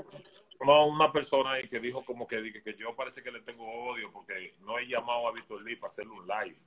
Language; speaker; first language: Spanish; native; Spanish